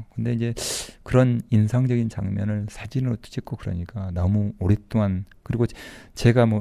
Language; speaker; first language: Korean; native; Korean